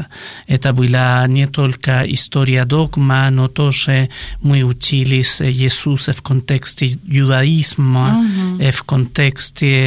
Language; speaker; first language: Russian; non-native, fluent; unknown